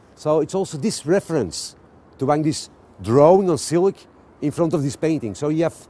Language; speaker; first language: English; non-native, fluent; Dutch